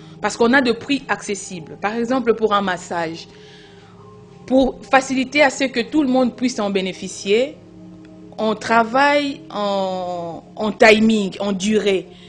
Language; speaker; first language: French; non-native, local second language; Lingala